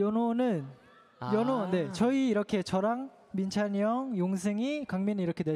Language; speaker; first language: Korean; native; Korean